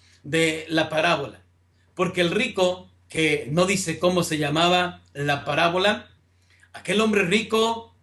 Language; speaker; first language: Spanish; native; Spanish